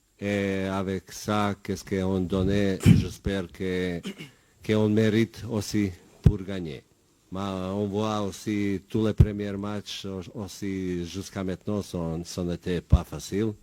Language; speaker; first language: French; non-native, learner; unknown